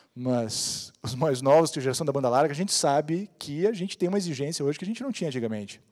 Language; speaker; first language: Portuguese; native; Portuguese